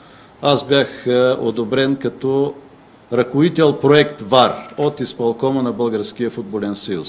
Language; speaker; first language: Bulgarian; native; Bulgarian